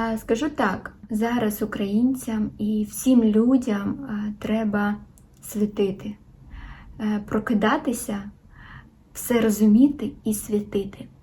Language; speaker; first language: Ukrainian; non-native, local second language; Russian